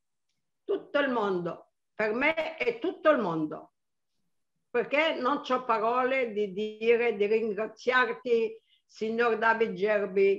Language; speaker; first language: Italian; non-native, local second language; Arabic